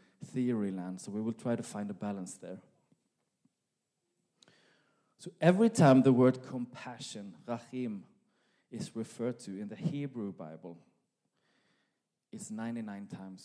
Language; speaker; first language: English; non-native, fluent; Norwegian